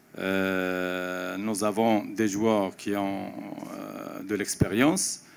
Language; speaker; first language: French; non-native, local second language; Arabic